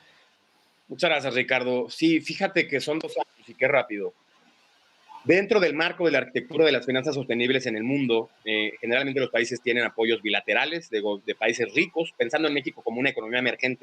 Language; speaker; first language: Spanish; native; Spanish